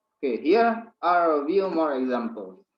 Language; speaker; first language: English; non-native, learner; Indonesian